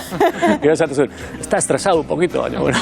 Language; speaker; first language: Basque; native; Basque